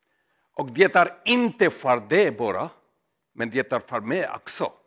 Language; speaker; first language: Swedish; non-native, learner; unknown